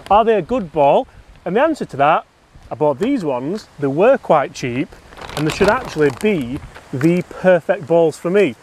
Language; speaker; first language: English; native; English